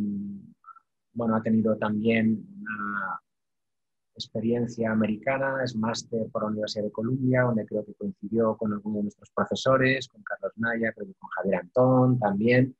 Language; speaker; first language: Spanish; native; Spanish